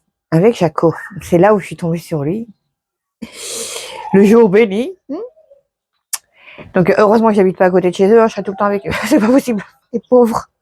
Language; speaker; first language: French; native; French